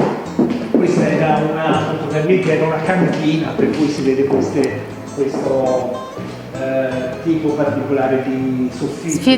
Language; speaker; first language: Italian; native; Italian